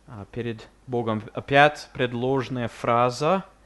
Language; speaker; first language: Russian; non-native, fluent; English